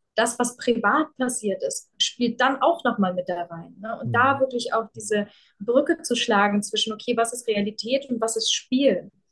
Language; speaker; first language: German; early bilingual, other home language; Russian